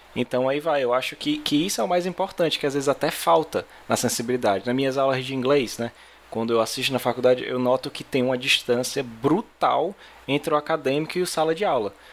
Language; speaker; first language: Portuguese; native; Portuguese